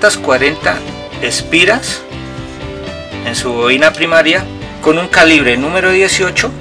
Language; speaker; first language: Spanish; native; Spanish